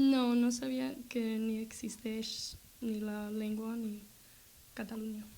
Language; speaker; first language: Catalan; non-native, learner; English